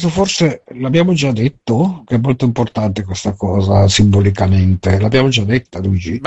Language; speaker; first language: Italian; native; Italian